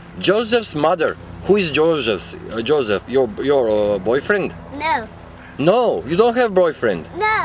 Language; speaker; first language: English; non-native, learner; Croatian